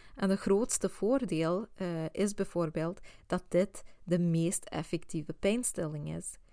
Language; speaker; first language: Dutch; non-native, fluent; Swedish